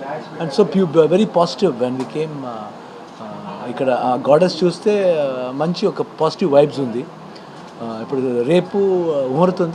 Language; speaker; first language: Telugu; non-native, learner; Kannada